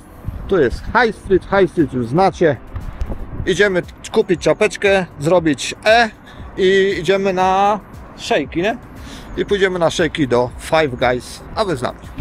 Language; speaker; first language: Polish; native; Polish